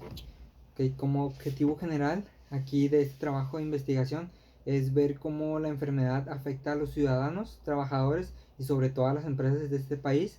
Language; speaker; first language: Spanish; native; Spanish